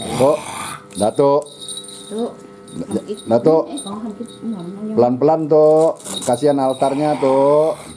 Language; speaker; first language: Indonesian; native; Indonesian